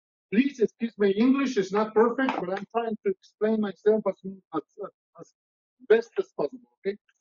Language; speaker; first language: English; non-native, fluent; Spanish